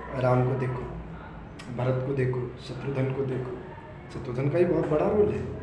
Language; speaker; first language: Hindi; native; Hindi